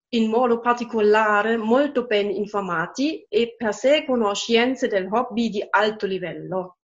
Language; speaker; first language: Italian; non-native, fluent; German